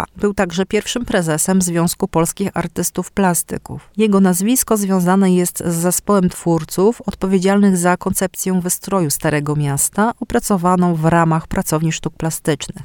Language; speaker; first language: Polish; native; Polish